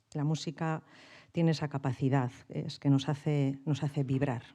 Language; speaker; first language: Spanish; native; Spanish